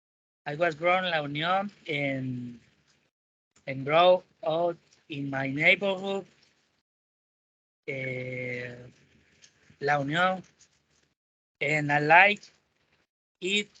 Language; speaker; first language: English; non-native, learner; Spanish